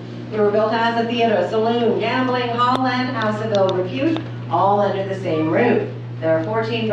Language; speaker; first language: English; native; English